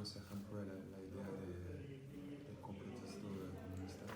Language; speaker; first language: Spanish; non-native, learner; French